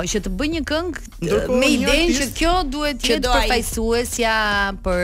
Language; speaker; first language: Albanian; native; Albanian